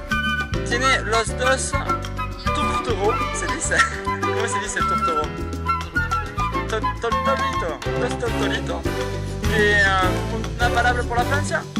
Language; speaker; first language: Spanish; non-native, learner; French